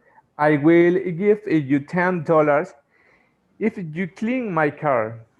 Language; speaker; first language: English; non-native, learner; Spanish